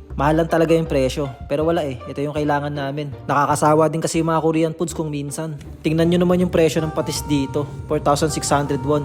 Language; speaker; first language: Filipino; native; Filipino